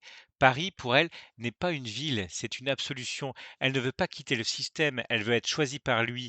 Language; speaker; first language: French; native; French